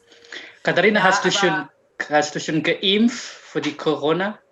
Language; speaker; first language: German; non-native, learner; Indonesian